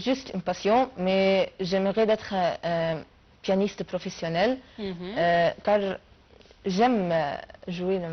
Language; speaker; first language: French; non-native, fluent; Arabic